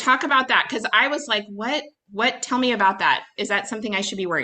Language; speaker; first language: English; native; English